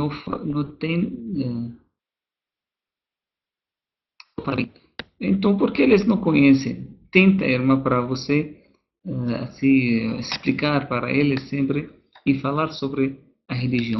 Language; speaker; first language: Portuguese; non-native, fluent; Arabic